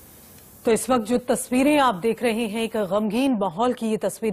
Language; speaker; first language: Hindi; native; Hindi